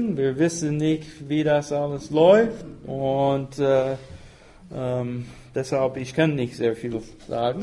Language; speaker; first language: German; non-native, fluent; English